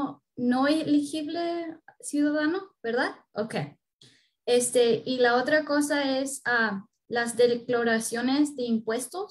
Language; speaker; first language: Spanish; early bilingual, heritage; Spanish